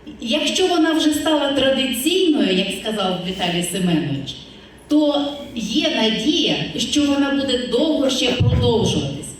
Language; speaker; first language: Ukrainian; native; Ukrainian